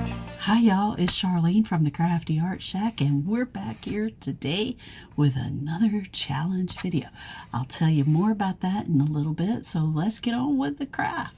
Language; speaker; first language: English; native; English